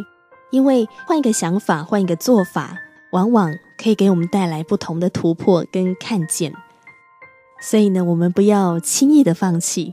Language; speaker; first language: Chinese; native; Chinese